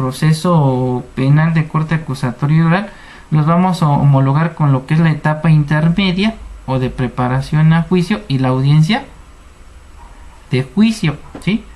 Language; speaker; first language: Spanish; native; Spanish